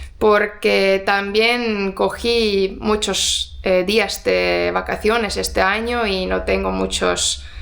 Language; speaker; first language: Spanish; non-native, fluent; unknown